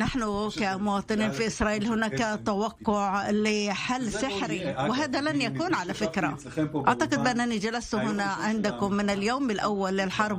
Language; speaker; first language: Arabic; non-native, fluent; Hebrew